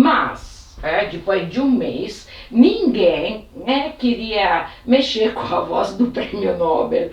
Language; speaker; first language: Portuguese; non-native, fluent; Italian